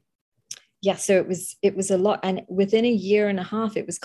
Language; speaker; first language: English; early bilingual, other home language; Bangla